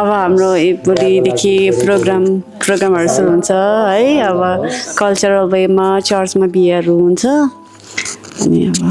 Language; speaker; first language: Nepali; non-native, local second language; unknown